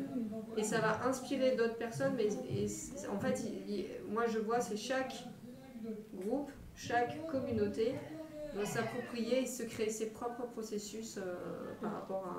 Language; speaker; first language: French; native; French